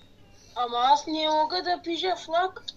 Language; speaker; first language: Bulgarian; early bilingual, heritage; Bulgarian